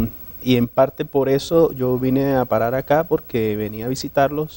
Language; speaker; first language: Spanish; native; Spanish